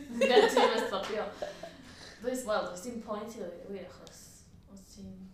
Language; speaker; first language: Welsh; non-native, learner; Spanish